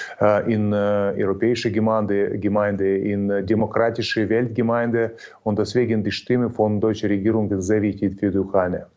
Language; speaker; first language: German; non-native, learner; Ukrainian